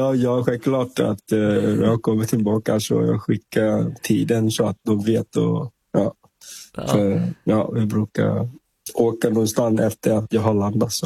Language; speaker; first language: Swedish; non-native, fluent; Vietnamese